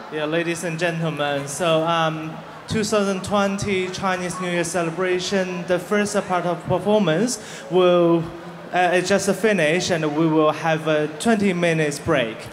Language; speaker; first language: English; non-native, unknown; Chinese